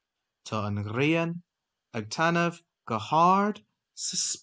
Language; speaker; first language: Irish; non-native, local second language; English